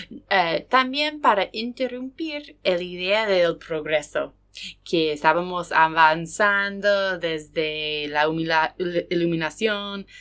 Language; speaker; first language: Spanish; non-native, fluent; English